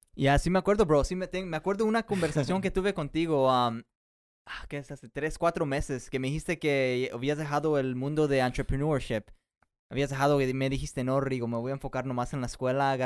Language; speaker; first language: Spanish; early bilingual, heritage; Spanish